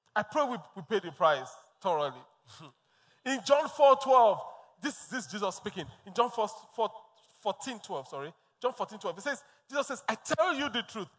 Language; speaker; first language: English; non-native, local second language; Yoruba